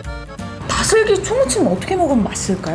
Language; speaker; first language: Korean; native; Korean